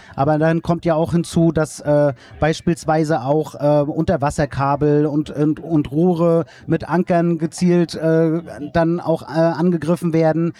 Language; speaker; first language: German; native; German